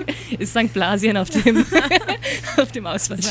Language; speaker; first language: German; native; German